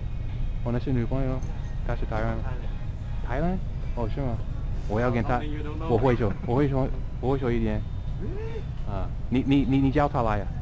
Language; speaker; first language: Chinese; non-native, fluent; English